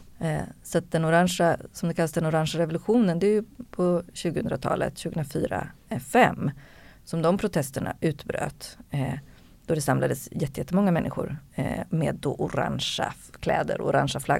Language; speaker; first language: Swedish; native; Swedish